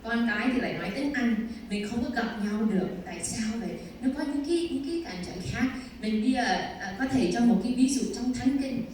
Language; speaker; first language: Vietnamese; early bilingual, heritage; Vietnamese